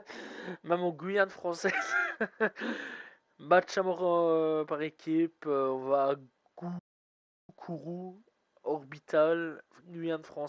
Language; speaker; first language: French; native; French